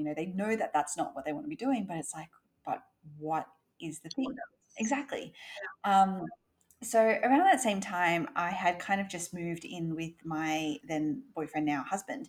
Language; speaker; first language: English; native; English